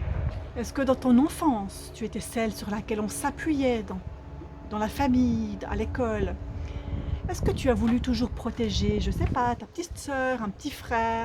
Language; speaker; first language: French; native; French